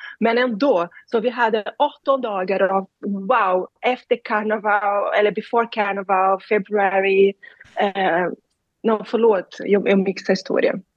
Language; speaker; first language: Swedish; non-native, learner; Portuguese